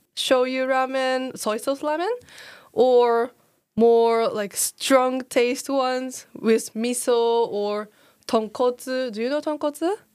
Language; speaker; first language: English; non-native, learner; Japanese